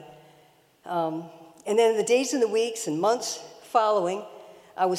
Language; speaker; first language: English; native; English